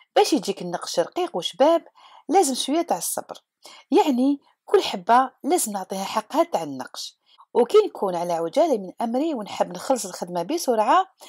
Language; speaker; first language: Arabic; native; Arabic